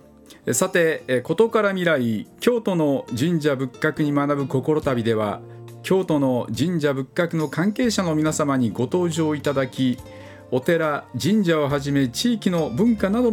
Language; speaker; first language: Japanese; native; Japanese